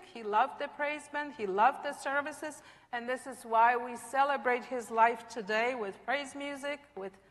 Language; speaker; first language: English; non-native, fluent; Polish